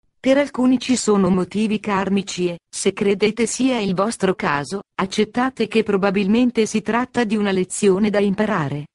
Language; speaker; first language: Italian; native; Italian